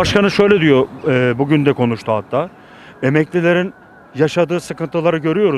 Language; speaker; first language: Turkish; native; Turkish